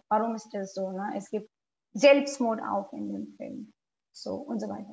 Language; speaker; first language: German; non-native, fluent; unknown